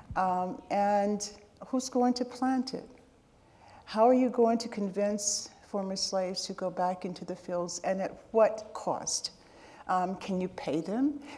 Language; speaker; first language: English; native; English